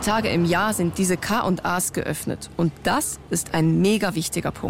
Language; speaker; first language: German; native; German